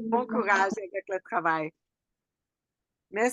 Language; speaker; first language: French; non-native, fluent; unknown